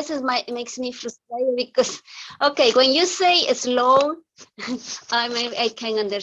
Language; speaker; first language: English; non-native, learner; Spanish